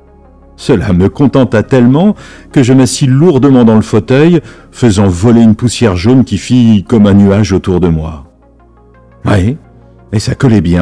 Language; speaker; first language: French; native; French